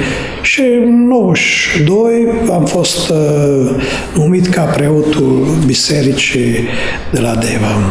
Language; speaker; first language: Romanian; non-native, fluent; Hungarian